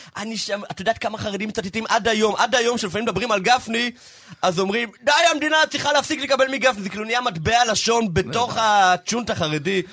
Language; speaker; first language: Hebrew; native; Hebrew